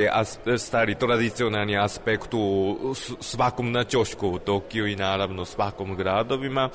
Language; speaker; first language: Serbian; non-native, learner; Japanese